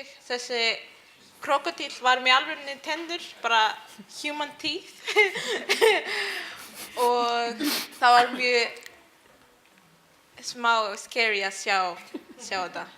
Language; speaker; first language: Icelandic; early bilingual, other home language; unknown